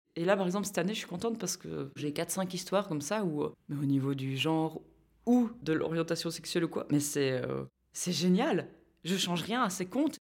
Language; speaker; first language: French; native; French